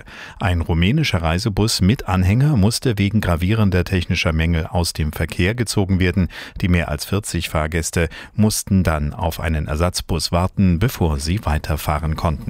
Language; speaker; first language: German; native; German